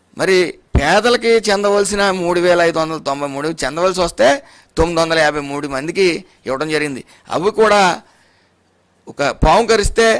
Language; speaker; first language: Telugu; native; Telugu